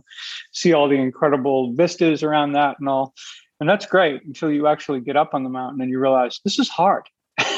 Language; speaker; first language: English; native; English